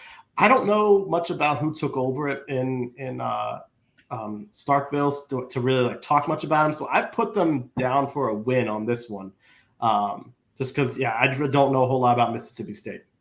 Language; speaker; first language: English; native; English